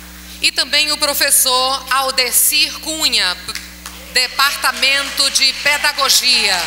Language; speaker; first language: Portuguese; native; Portuguese